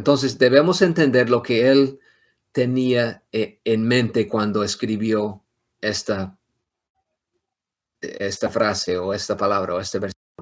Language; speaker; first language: Spanish; non-native, fluent; English